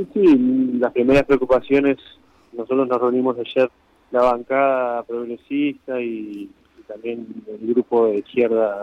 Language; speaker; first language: Spanish; native; Spanish